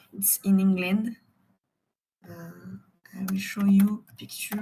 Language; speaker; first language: English; non-native, learner; French